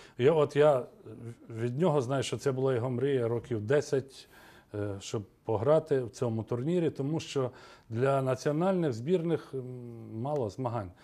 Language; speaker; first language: Ukrainian; native; Ukrainian